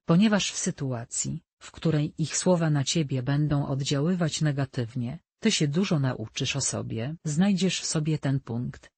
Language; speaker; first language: Polish; native; Polish